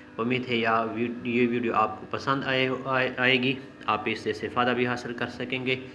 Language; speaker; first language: Urdu; non-native, local second language; Pashto